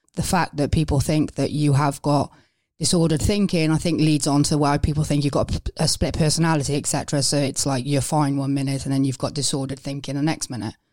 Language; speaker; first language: English; native; English